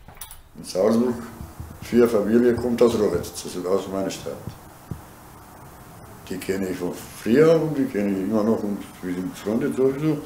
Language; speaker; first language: German; non-native, learner; Bosnian